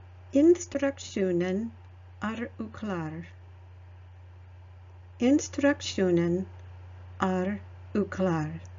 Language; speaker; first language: Norwegian; non-native, learner; English